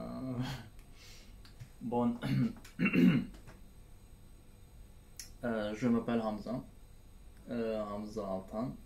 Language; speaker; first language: French; non-native, learner; Turkish